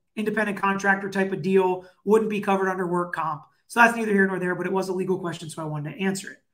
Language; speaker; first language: English; native; English